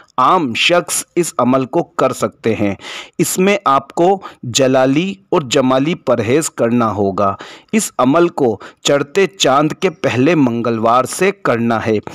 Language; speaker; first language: Hindi; native; Hindi